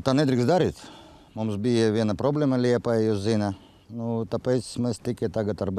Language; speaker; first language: Latvian; non-native, local second language; Russian